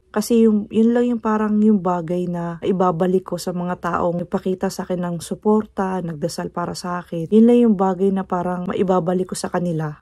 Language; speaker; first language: Filipino; native; Filipino